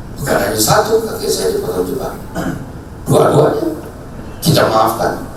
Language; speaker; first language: Indonesian; native; Indonesian